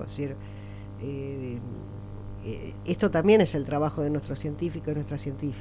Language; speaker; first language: Spanish; native; Spanish